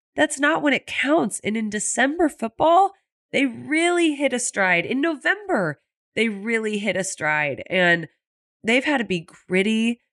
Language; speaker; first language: English; native; English